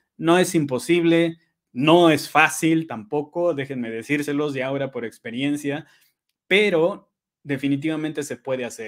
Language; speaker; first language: Spanish; native; Spanish